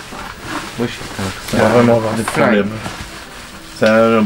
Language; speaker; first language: French; native; French